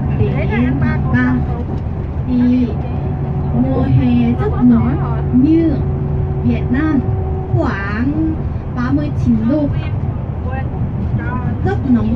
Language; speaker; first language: Vietnamese; non-native, learner; Korean